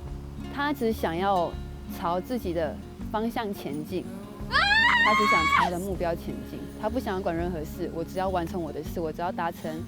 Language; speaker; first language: Chinese; native; Chinese